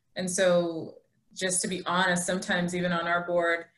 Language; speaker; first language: English; native; English